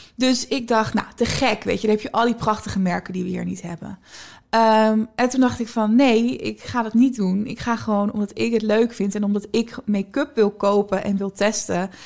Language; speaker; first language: Dutch; native; Dutch